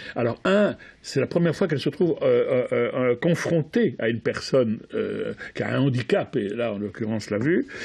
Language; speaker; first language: French; native; French